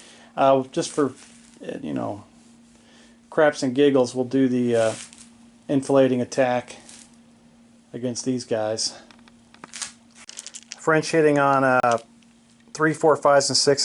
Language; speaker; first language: English; native; English